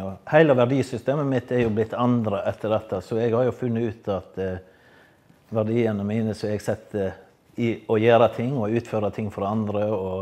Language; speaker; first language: Norwegian; native; Norwegian